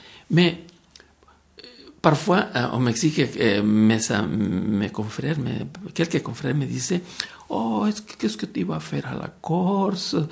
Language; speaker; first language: French; non-native, fluent; Spanish